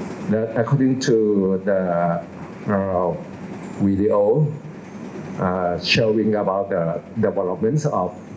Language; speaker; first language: English; non-native, fluent; Thai